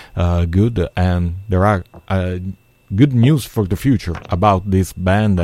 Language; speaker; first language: English; non-native, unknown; Italian